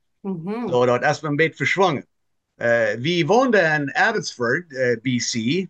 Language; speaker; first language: German; non-native, learner; Plautdietsch